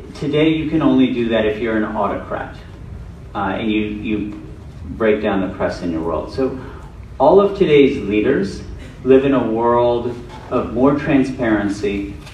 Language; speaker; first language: English; native; English